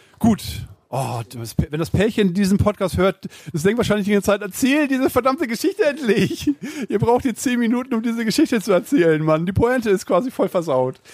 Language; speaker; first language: German; native; German